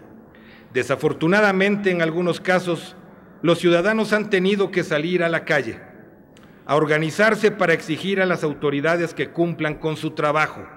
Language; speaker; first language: Spanish; native; Spanish